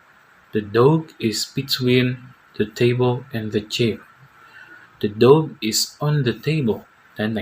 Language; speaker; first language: English; non-native, learner; Indonesian